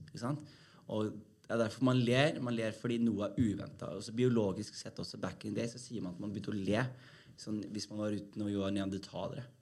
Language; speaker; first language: Norwegian; early bilingual, other home language; Somali